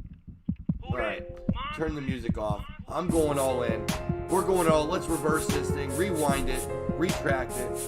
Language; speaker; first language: English; native; English